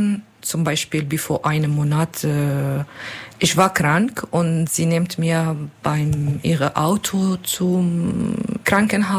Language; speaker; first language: German; non-native, learner; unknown